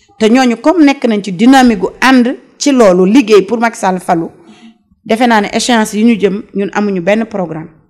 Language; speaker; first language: Wolof; native; Wolof